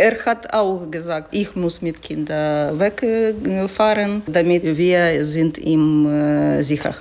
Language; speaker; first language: German; non-native, learner; Ukrainian